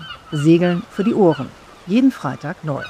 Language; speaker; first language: German; native; German